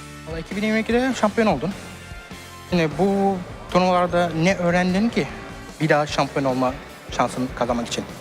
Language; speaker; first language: Turkish; native; Turkish